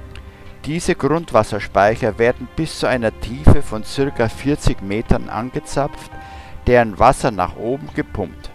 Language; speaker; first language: German; native; German